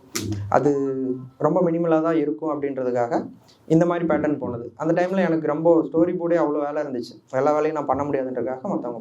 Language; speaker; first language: Tamil; native; Tamil